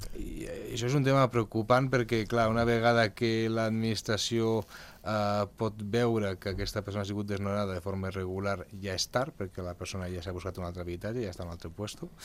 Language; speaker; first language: Catalan; early bilingual, other home language; Spanish